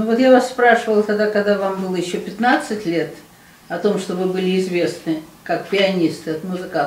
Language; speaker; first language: Russian; native; Russian